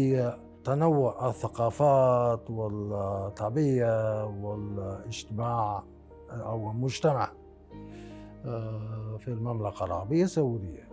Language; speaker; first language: Arabic; non-native, fluent; Japanese